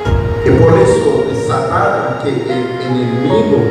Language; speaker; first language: Portuguese; non-native, learner; Haitian Creole